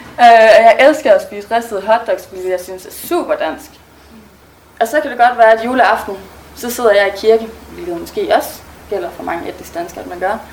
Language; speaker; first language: Danish; non-native, local second language; German